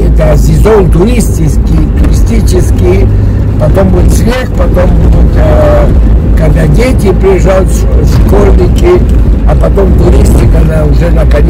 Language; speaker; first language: Russian; early bilingual, heritage; Russian